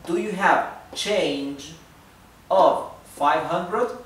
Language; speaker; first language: English; non-native, fluent; Spanish